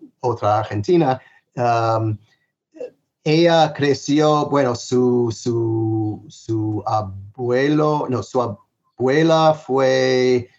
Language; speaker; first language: Spanish; non-native, fluent; English